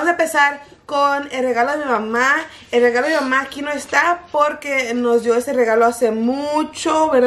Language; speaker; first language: Spanish; early bilingual, heritage; Spanish